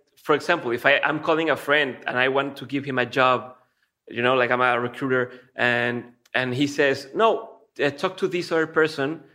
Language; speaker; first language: English; non-native, fluent; Spanish